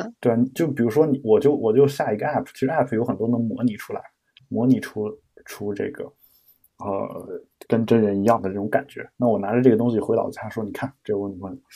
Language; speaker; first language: Chinese; native; Chinese